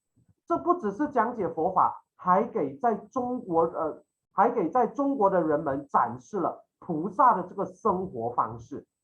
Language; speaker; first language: Chinese; native; Chinese